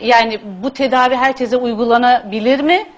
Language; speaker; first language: Turkish; native; Turkish